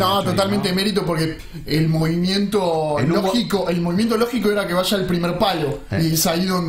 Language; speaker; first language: Spanish; native; Spanish